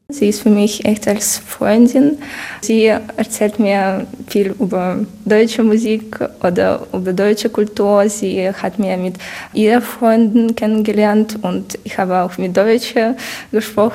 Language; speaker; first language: German; non-native, fluent; Ukrainian